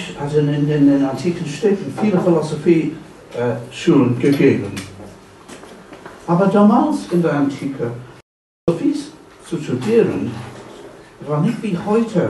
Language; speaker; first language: German; non-native, fluent; English